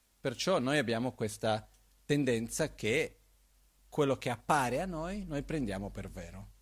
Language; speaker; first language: Italian; non-native, fluent; Portuguese